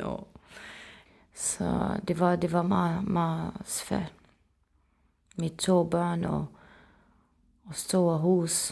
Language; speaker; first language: Danish; non-native, fluent; Arabic